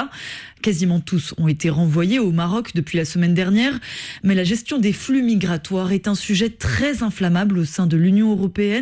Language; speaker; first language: French; native; French